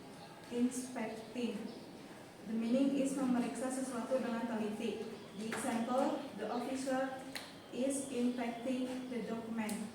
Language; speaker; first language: English; non-native, local second language; Indonesian